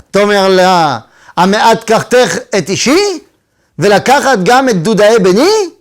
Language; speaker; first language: Hebrew; non-native, fluent; French